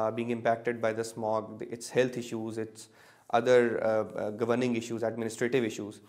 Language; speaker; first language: English; non-native, local second language; Punjabi